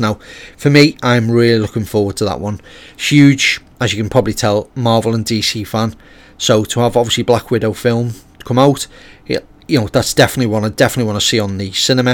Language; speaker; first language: English; native; English